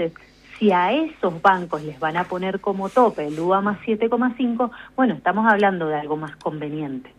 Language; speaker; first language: Spanish; native; Spanish